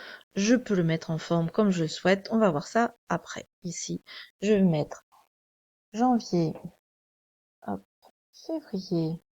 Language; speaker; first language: French; native; French